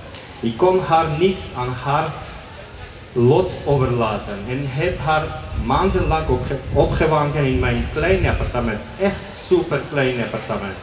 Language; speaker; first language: Dutch; non-native, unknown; Georgian